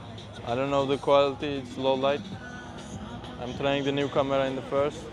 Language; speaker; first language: English; non-native, fluent; Turkish